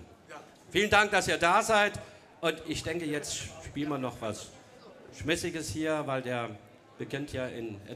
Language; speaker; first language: German; native; German